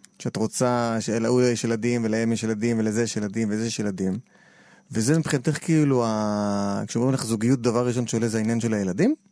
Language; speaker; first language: Hebrew; native; Hebrew